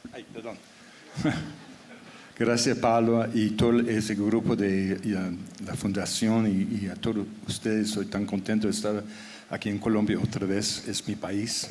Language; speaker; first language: Spanish; non-native, fluent; English